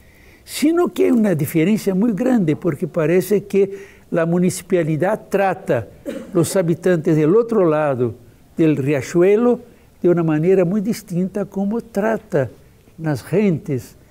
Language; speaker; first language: Spanish; non-native, fluent; Portuguese